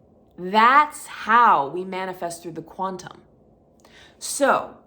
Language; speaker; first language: English; native; English